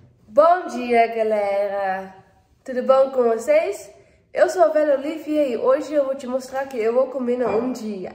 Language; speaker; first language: Portuguese; non-native, learner; Dutch